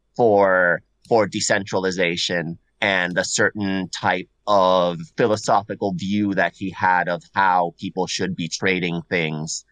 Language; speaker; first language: English; non-native, fluent; Spanish